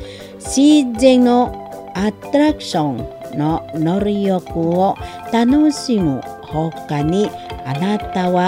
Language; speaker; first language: Japanese; non-native, fluent; Indonesian